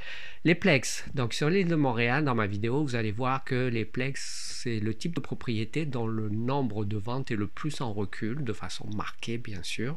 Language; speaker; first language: French; native; French